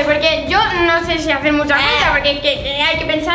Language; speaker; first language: Spanish; native; Spanish